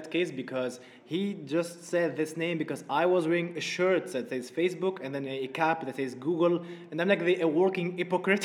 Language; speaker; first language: English; non-native, fluent; Arabic